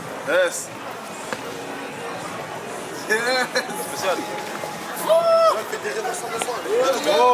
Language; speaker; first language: French; native; French